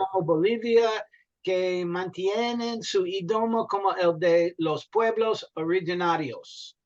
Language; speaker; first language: Spanish; non-native, learner; English